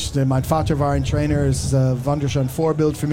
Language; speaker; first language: German; non-native, learner; English